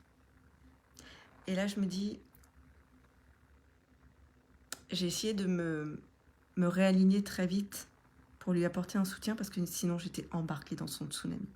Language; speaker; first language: French; native; French